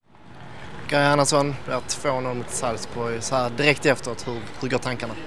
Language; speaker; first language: Swedish; native; Swedish